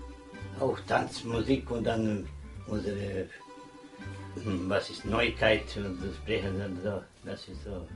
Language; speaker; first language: German; non-native, learner; Croatian